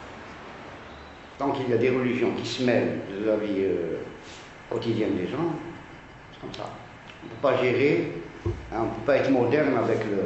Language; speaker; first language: French; non-native, local second language; Arabic